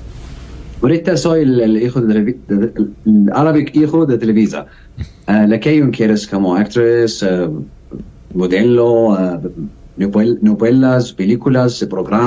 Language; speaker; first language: Spanish; non-native, learner; Arabic